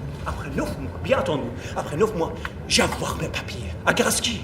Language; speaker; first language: French; non-native, learner; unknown